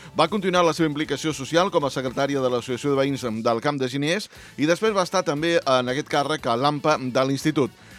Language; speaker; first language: Catalan; native; Catalan